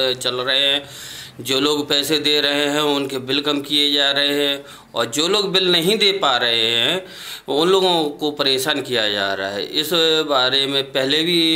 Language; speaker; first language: Hindi; native; Hindi